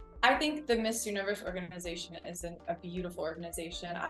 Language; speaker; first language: English; early bilingual, other home language; Spanish